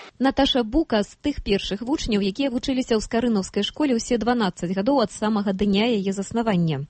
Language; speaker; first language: Belarusian; native; Belarusian